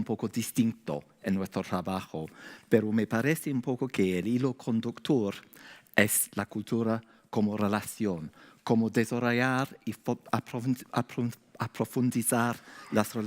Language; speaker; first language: Spanish; non-native, fluent; English